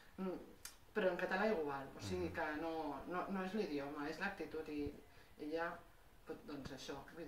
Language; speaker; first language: Catalan; native; Catalan